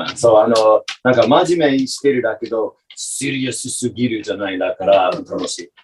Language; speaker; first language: Japanese; non-native, learner; English